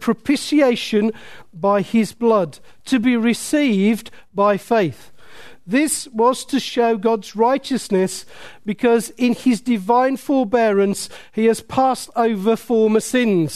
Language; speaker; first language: English; native; English